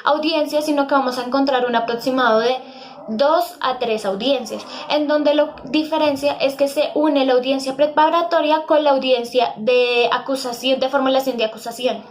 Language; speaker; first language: Spanish; native; Spanish